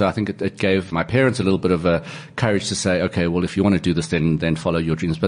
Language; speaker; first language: English; native; English